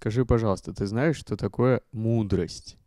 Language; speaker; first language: Russian; native; Russian